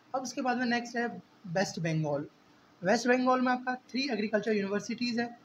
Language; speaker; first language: Hindi; native; Hindi